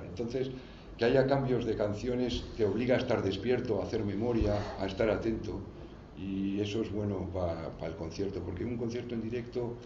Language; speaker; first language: Spanish; native; Spanish